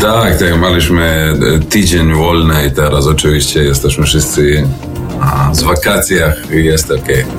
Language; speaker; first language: Polish; non-native, fluent; Serbian